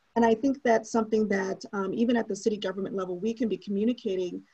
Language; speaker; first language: English; native; English